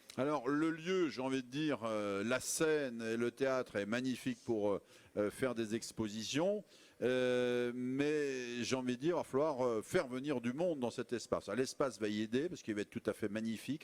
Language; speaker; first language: French; native; French